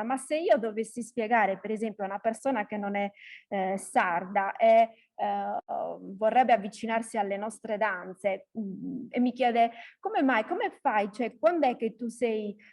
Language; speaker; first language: Italian; native; Italian